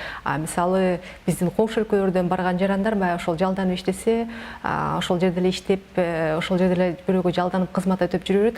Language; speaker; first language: Kyrgyz; native; Kyrgyz